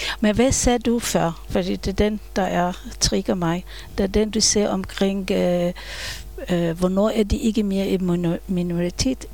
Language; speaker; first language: Danish; non-native, fluent; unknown